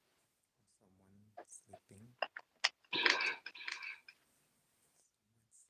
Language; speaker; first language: English; non-native, learner; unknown